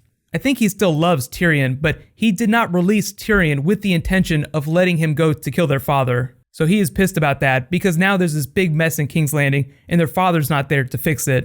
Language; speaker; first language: English; native; English